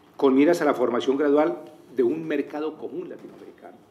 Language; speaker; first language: Spanish; native; Spanish